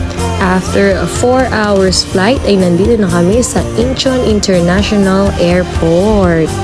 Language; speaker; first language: Filipino; native; Filipino